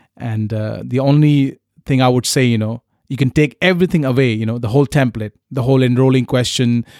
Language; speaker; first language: English; non-native, local second language; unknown